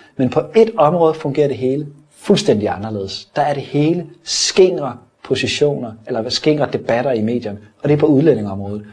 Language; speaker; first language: Danish; native; Danish